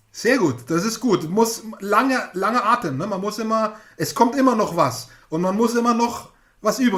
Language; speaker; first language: German; native; German